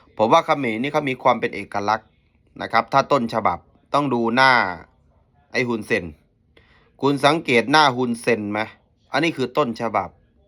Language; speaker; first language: Thai; native; Thai